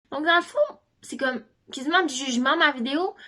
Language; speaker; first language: French; native; French